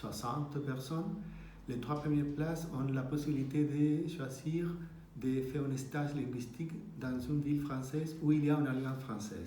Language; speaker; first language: French; non-native, fluent; Spanish